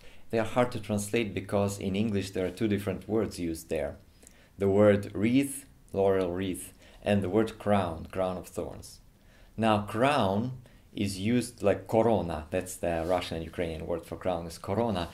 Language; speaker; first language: English; non-native, fluent; Ukrainian